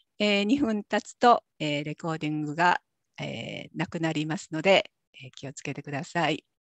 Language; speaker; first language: Japanese; native; Japanese